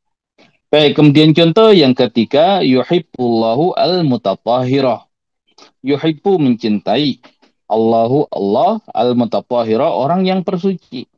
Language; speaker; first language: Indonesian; native; Indonesian